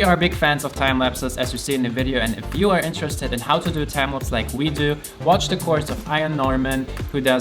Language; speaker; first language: English; non-native, fluent; German